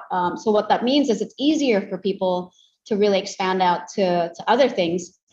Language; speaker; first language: English; non-native, fluent; Indonesian